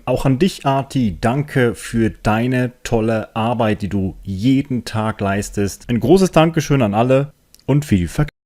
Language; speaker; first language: German; native; German